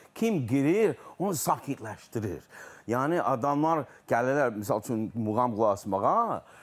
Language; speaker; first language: Azerbaijani; non-native, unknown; English